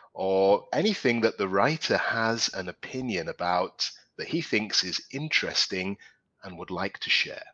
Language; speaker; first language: English; native; English